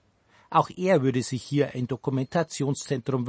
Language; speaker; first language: German; native; German